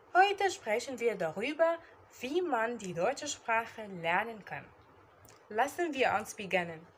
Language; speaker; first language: German; non-native, learner; Arabic